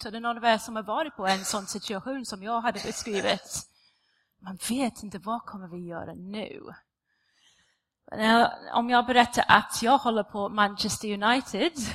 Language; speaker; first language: Swedish; non-native, fluent; English